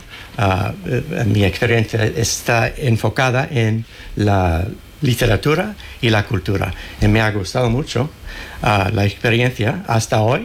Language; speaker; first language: Spanish; non-native, fluent; English